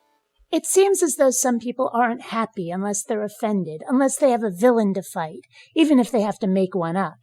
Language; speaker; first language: English; native; English